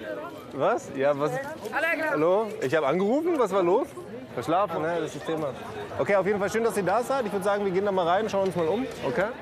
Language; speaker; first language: German; native; German